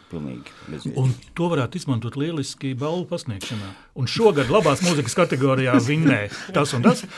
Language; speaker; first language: Latvian; native; Latvian